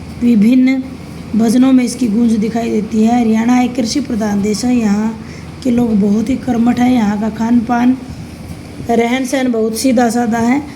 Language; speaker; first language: Hindi; native; Hindi